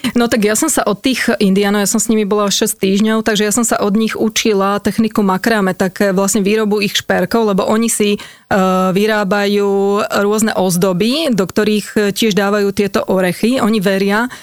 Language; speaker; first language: Slovak; native; Slovak